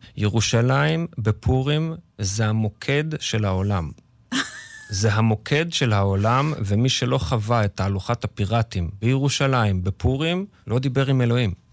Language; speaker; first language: Hebrew; native; Hebrew